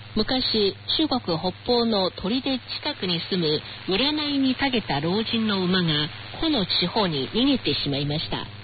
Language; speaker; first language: Japanese; non-native, fluent; Chinese